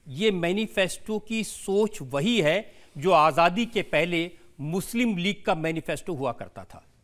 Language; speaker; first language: Hindi; native; Hindi